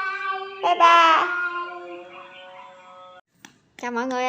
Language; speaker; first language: Vietnamese; native; Vietnamese